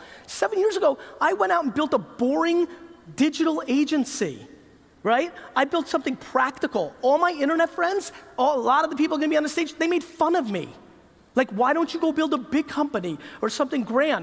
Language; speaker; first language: English; native; English